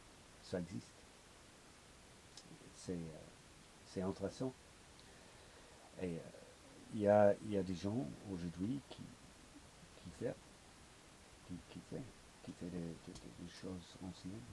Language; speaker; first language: French; non-native, learner; English